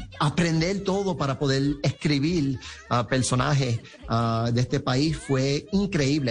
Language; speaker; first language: Spanish; early bilingual, heritage; Spanish